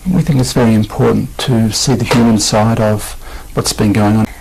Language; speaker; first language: English; native; English